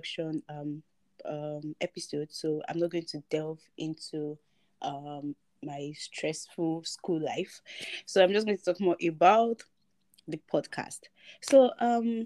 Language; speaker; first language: English; non-native, local second language; Yoruba